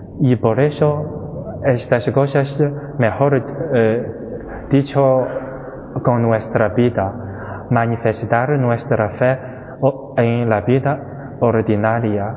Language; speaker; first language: Spanish; non-native, fluent; Chinese